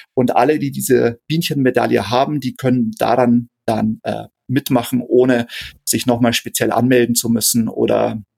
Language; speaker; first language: German; native; German